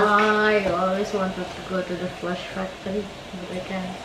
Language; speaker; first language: English; non-native, fluent; Indonesian